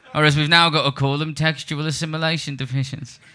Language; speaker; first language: English; native; English